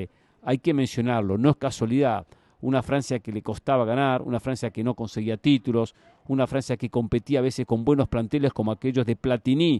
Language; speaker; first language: Spanish; native; Spanish